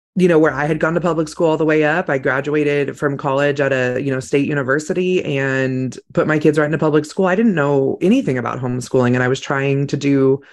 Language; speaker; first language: English; native; English